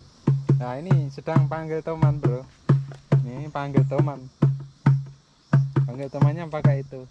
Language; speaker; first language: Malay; non-native, local second language; Javanese